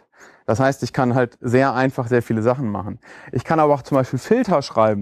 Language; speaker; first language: German; native; German